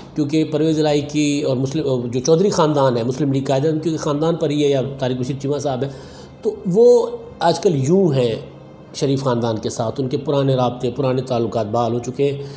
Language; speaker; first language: Urdu; non-native, local second language; Sindhi